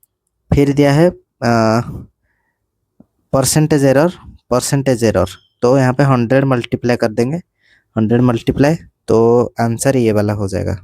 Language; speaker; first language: Hindi; native; Hindi